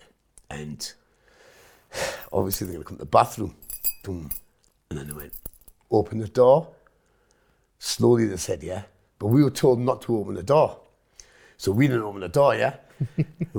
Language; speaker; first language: English; non-native, local second language; Punjabi